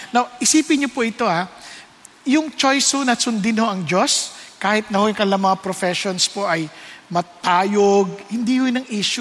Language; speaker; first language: Filipino; native; Filipino